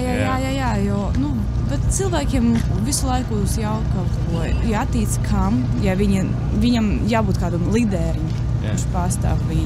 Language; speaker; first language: Latvian; non-native, local second language; Russian